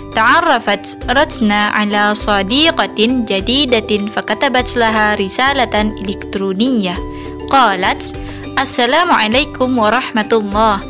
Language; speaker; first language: Arabic; non-native, learner; Indonesian